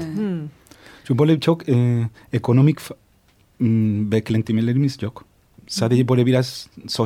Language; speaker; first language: Turkish; non-native, fluent; Spanish